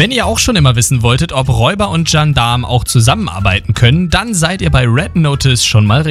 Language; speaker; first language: German; native; German